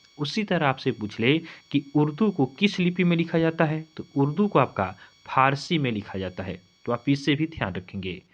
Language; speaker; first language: Hindi; native; Hindi